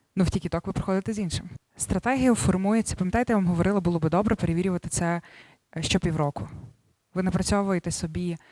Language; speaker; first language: Ukrainian; native; Ukrainian